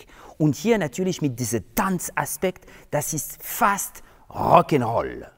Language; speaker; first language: German; non-native, fluent; French